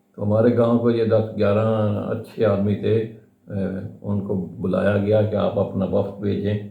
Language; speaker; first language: Urdu; non-native, local second language; Punjabi